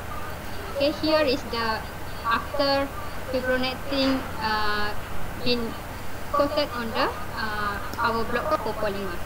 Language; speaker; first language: English; non-native, local second language; Malay